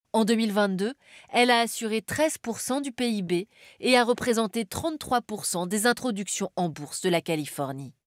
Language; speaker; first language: French; native; French